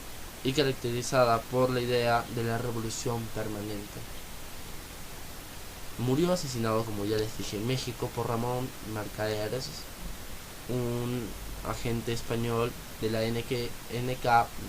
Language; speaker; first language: Spanish; native; Spanish